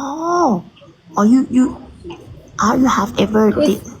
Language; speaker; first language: English; non-native, learner; Thai